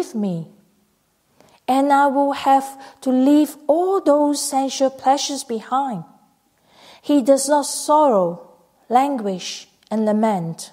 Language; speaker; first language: English; non-native, local second language; Cantonese